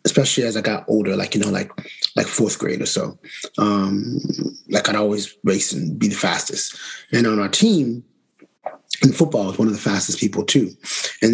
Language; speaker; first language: English; native; English